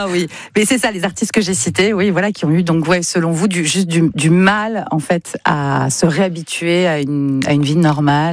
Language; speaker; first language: French; native; French